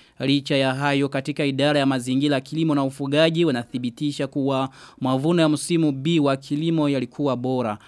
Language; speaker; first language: Swahili; non-native, local second language; Rundi